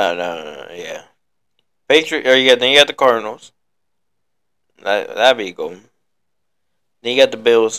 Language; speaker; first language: English; native; English